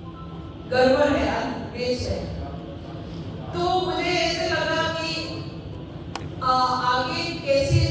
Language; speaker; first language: Hindi; non-native, local second language; Manipuri